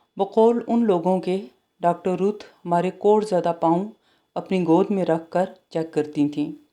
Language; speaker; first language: Urdu; native; Urdu